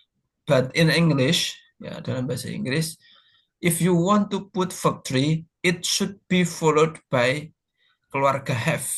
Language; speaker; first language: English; non-native, fluent; Indonesian